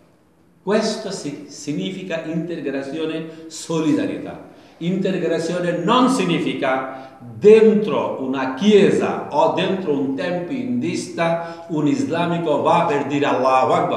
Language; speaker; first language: Italian; non-native, learner; Bangla